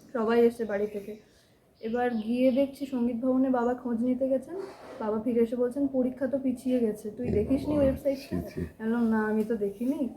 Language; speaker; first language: Bangla; native; Bangla